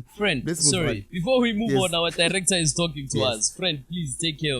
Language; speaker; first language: English; non-native, local second language; Zulu